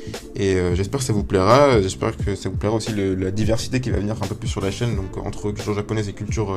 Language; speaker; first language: French; native; French